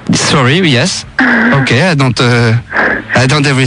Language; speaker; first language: English; non-native, learner; French